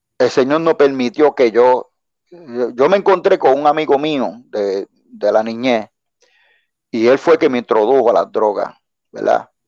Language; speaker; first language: Spanish; native; Spanish